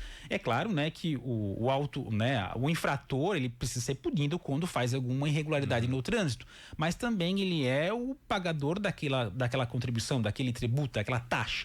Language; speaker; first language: Portuguese; native; Portuguese